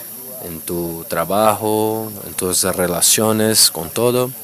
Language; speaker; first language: Spanish; non-native, fluent; Portuguese